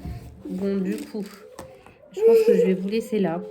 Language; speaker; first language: French; native; French